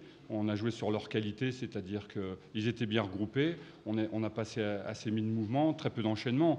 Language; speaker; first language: French; native; French